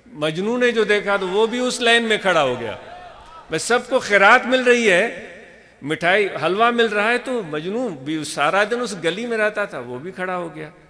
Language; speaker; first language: Urdu; non-native, local second language; Sindhi